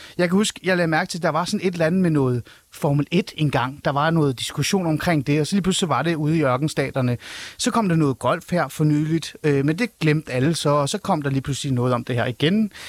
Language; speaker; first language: Danish; early bilingual, other home language; Persian